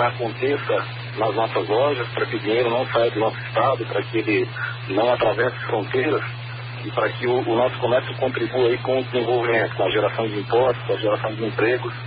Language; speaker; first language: Portuguese; native; Portuguese